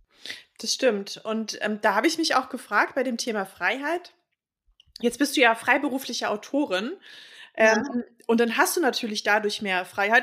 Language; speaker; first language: German; native; German